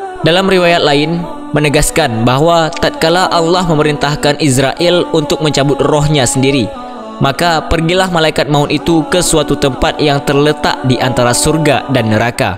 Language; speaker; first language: Indonesian; native; Indonesian